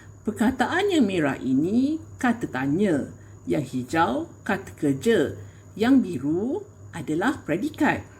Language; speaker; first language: Malay; native; Malay